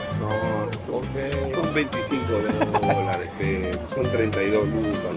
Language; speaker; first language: Spanish; native; Spanish